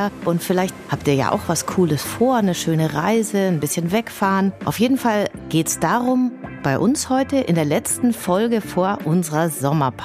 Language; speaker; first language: German; native; German